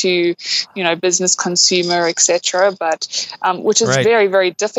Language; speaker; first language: English; native; English